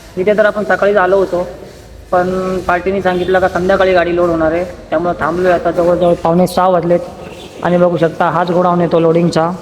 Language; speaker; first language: Marathi; non-native, local second language; Kannada